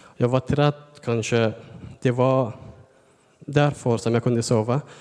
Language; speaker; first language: Swedish; non-native, learner; Persian